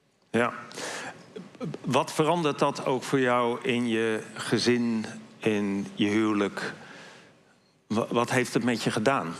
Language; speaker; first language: Dutch; native; Dutch